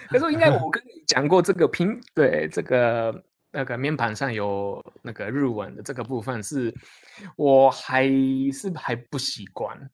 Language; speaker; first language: Chinese; non-native, fluent; Japanese